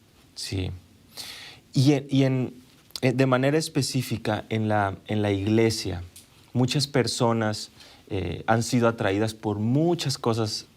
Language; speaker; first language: Spanish; native; Spanish